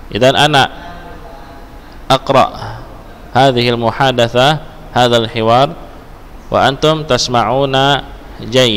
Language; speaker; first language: Arabic; non-native, fluent; Indonesian